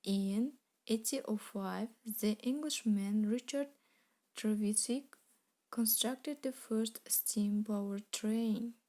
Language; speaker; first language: English; non-native, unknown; Kazakh